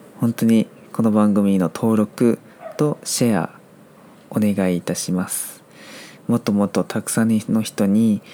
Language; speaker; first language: Japanese; non-native, fluent; Chinese